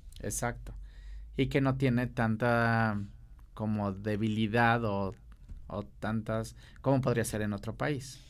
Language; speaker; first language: Spanish; native; Spanish